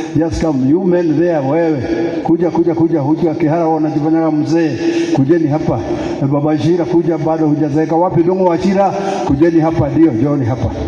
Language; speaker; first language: Swahili; non-native, local second language; Kikuyu